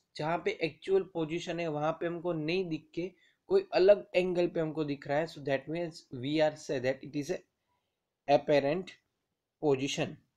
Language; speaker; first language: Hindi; non-native, local second language; Gujarati